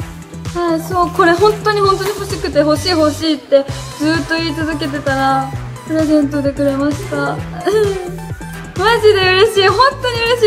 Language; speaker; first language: Japanese; native; Japanese